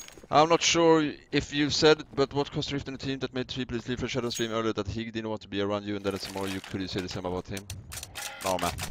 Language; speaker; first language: English; non-native, fluent; Swedish